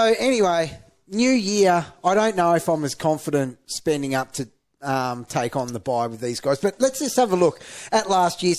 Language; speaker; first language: English; native; English